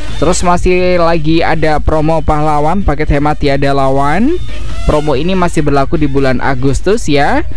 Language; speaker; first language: Indonesian; native; Indonesian